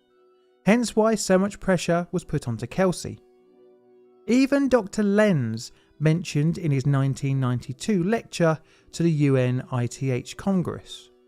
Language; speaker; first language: English; native; English